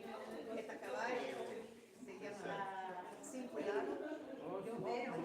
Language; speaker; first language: Spanish; non-native, learner; English